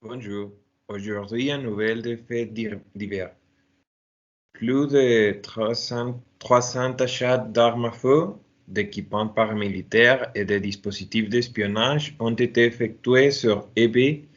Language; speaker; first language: French; non-native, learner; Spanish